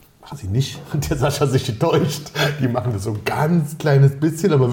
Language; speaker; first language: German; native; German